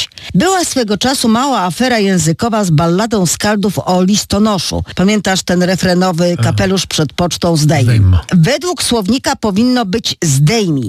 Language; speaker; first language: Polish; native; Polish